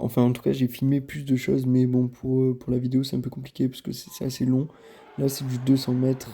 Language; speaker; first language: French; native; French